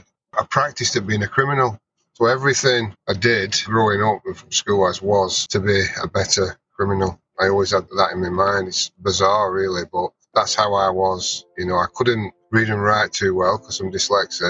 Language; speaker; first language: English; native; English